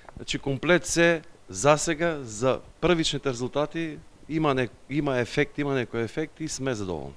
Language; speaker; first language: Macedonian; native; Macedonian